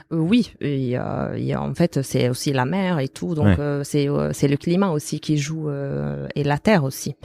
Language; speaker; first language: French; non-native, fluent; Arabic